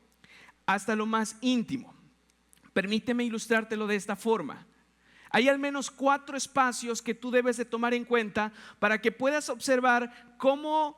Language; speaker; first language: Spanish; native; Spanish